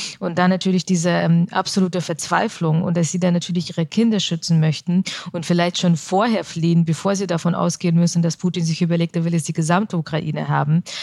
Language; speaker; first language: German; early bilingual, other home language; Russian